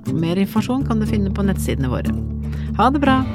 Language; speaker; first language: Norwegian; native; Norwegian